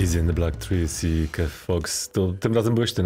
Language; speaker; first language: Polish; native; Polish